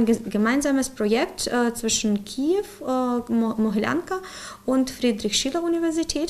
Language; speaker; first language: German; non-native, fluent; Ukrainian